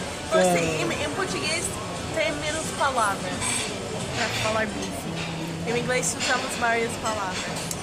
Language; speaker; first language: Portuguese; non-native, fluent; English